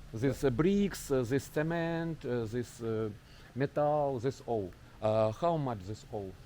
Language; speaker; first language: English; non-native, learner; Ukrainian